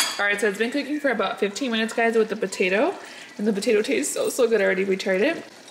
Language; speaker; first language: English; early bilingual, other home language; Spanish